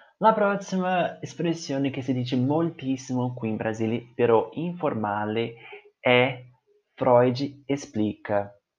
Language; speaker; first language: Italian; non-native, fluent; Portuguese